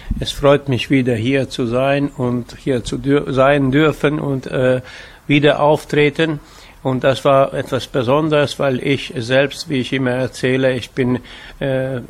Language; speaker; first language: German; non-native, fluent; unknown